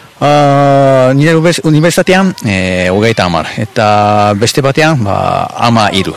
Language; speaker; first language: Basque; non-native, fluent; Japanese